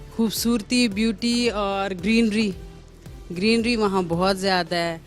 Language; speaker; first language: Urdu; non-native, local second language; Northern Hindko